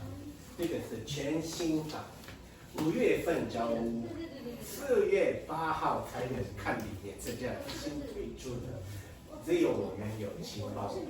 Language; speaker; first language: Chinese; non-native, fluent; Japanese